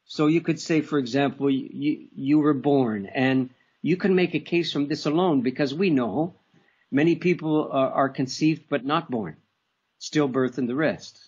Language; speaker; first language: English; native; English